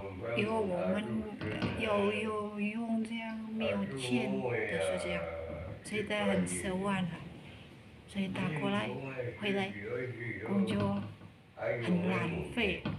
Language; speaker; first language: Chinese; non-native, learner; Indonesian